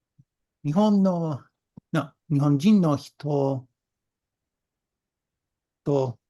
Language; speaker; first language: Japanese; non-native, learner; English